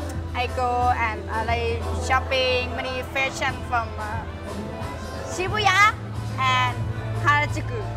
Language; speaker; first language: English; non-native, learner; Thai